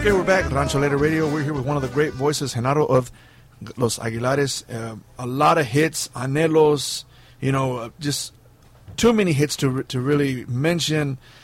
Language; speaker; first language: English; early bilingual, other home language; Spanish